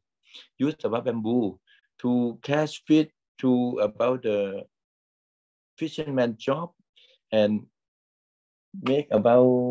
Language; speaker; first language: English; non-native, learner; Thai